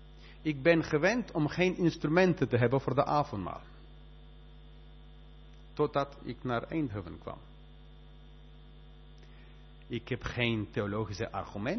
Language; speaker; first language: Dutch; non-native, fluent; Spanish